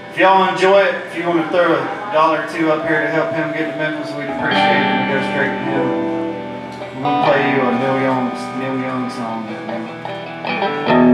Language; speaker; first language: English; native; English